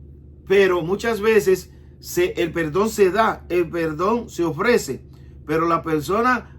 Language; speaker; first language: Spanish; native; Spanish